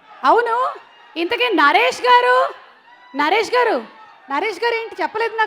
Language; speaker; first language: Telugu; native; Telugu